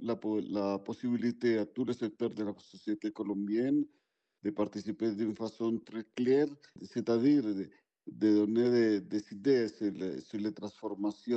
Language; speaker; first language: French; non-native, fluent; Spanish